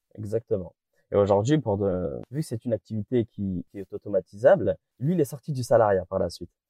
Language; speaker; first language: French; native; French